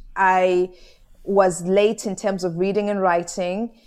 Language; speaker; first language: English; non-native, local second language; Shona